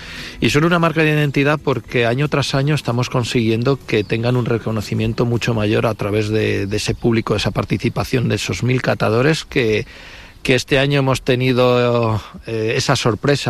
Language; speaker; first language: Spanish; native; Spanish